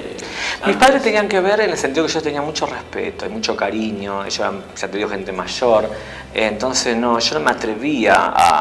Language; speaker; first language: Spanish; native; Spanish